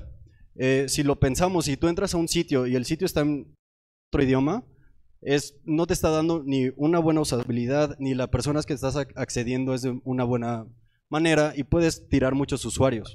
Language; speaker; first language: Spanish; native; Spanish